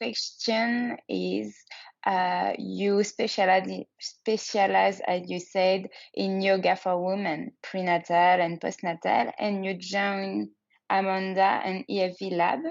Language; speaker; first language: English; non-native, learner; French